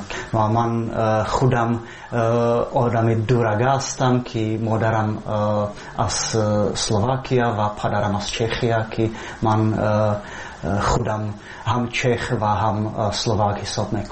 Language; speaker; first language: Persian; non-native, learner; Czech